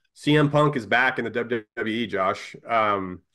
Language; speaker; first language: English; native; English